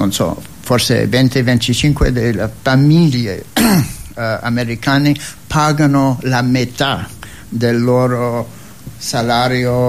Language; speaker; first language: Italian; non-native, fluent; English